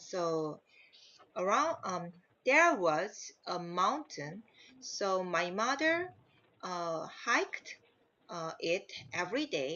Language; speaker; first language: English; non-native, learner; Korean